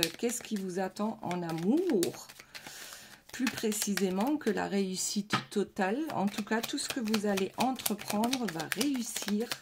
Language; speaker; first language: French; native; French